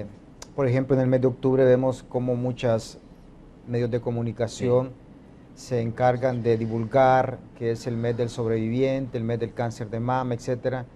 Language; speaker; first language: Spanish; native; Spanish